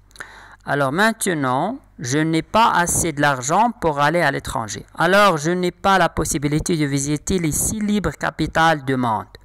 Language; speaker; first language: French; non-native, local second language; Arabic